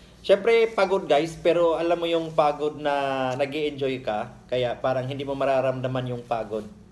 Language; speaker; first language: Filipino; non-native, local second language; Cebuano